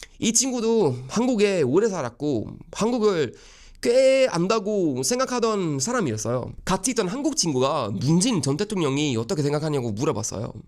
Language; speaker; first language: Korean; non-native, fluent; Swedish